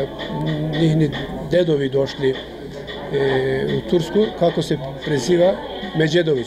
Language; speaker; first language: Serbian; early bilingual, heritage; Croatian